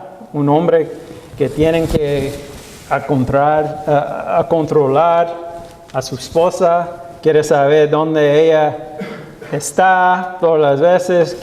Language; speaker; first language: Spanish; non-native, learner; English